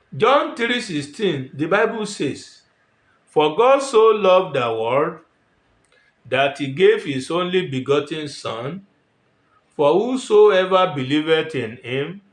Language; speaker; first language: English; non-native, local second language; Yoruba